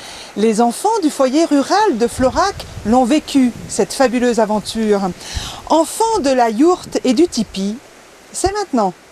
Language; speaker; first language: French; native; French